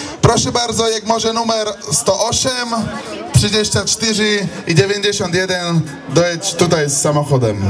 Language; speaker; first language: Polish; non-native, learner; Slovak